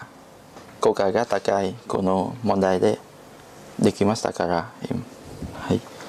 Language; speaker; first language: Japanese; non-native, learner; Vietnamese